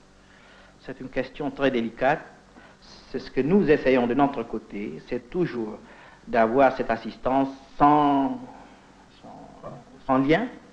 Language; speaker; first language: French; non-native, fluent; Indonesian